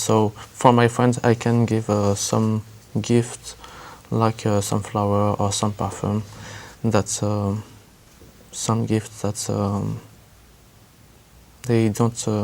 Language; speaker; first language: English; non-native, learner; French